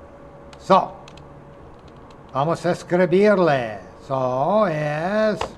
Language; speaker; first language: Spanish; non-native, fluent; English